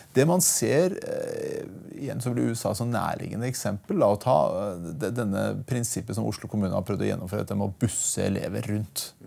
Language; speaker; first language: Norwegian; early bilingual, other home language; Persian